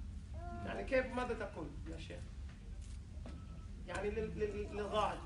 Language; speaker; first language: Arabic; non-native, fluent; English